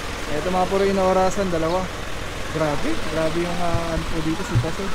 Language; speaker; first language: Filipino; native; Filipino